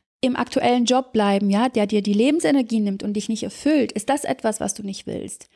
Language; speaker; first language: German; early bilingual, other home language; Serbian